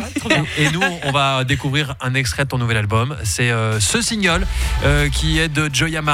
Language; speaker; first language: French; native; French